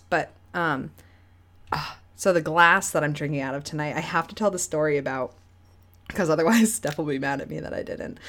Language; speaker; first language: English; native; English